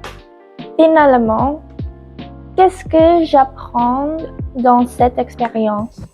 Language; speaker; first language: French; non-native, learner; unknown